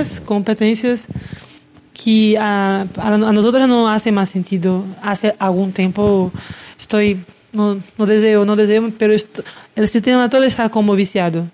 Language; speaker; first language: Spanish; non-native, learner; Portuguese